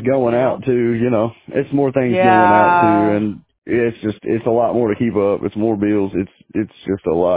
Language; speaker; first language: English; native; English